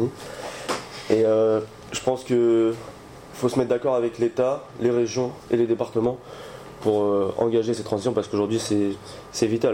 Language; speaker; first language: French; native; French